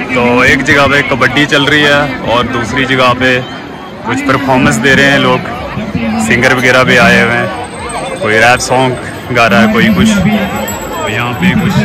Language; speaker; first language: Hindi; native; Hindi